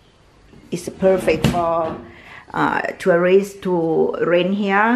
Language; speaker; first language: English; non-native, learner; Thai